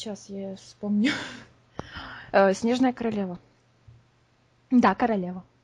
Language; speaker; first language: Russian; native; Russian